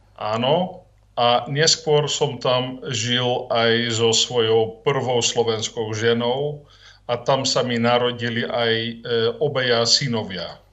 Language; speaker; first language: Slovak; non-native, fluent; Dutch